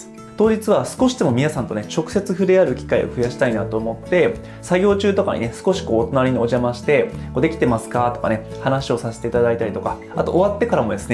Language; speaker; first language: Japanese; native; Japanese